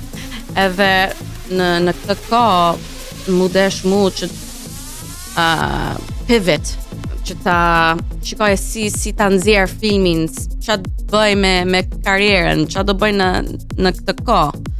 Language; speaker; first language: Albanian; early bilingual, heritage; Albanian